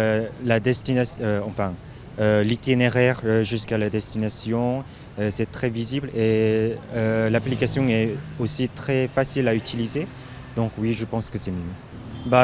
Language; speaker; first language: French; non-native, local second language; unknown